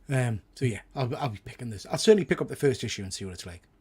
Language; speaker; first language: English; native; English